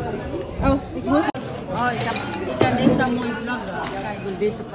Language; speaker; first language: Dutch; non-native, learner; Filipino